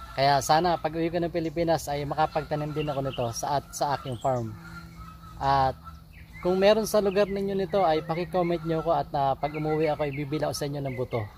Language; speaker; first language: Filipino; native; Filipino